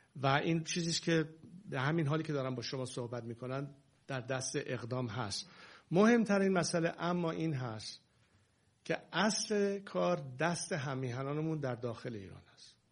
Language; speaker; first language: Persian; native; Persian